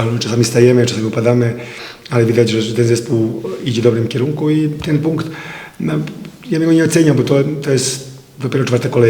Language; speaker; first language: Polish; non-native, fluent; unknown